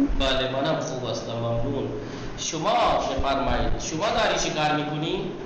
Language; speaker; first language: Persian; non-native, fluent; Urdu